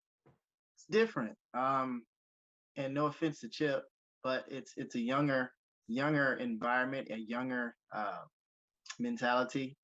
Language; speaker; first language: English; native; English